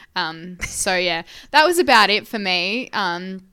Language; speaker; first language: English; native; English